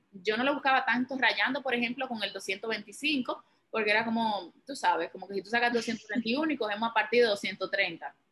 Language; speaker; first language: Spanish; native; Spanish